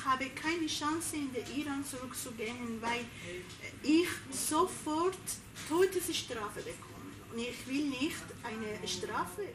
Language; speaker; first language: German; non-native, learner; Persian